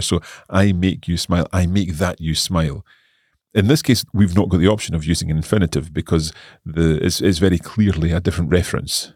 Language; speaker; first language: English; native; English